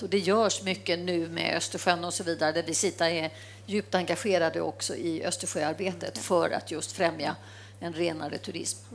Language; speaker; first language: Swedish; native; Swedish